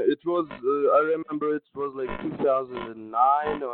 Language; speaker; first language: English; non-native, learner; Russian